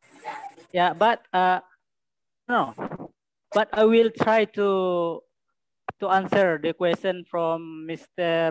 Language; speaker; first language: English; non-native, learner; Indonesian